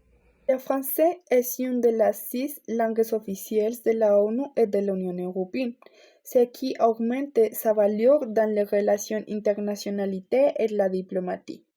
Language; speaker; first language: French; non-native, learner; Spanish